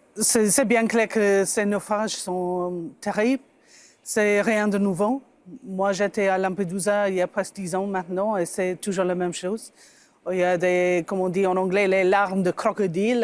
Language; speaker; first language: French; non-native, fluent; English